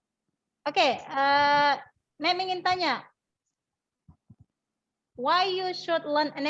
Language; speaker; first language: English; non-native, learner; Indonesian